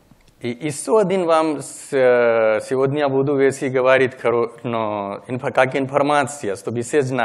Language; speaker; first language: Russian; non-native, learner; Hindi